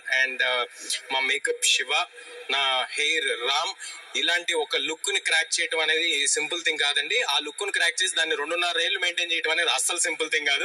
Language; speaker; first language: Telugu; native; Telugu